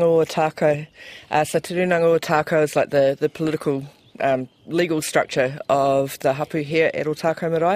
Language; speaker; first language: English; native; English